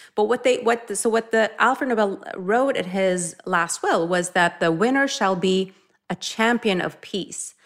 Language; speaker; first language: English; non-native, fluent; Norwegian